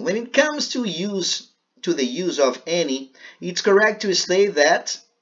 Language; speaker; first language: English; non-native, fluent; Portuguese